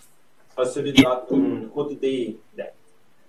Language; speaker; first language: Dutch; non-native, local second language; Papiamento